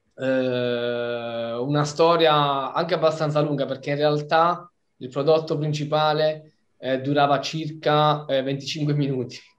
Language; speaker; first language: Italian; native; Italian